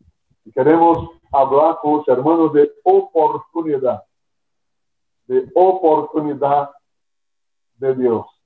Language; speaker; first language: Spanish; non-native, fluent; Portuguese